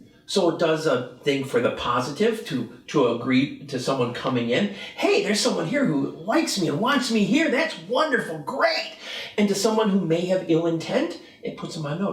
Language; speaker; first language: English; native; English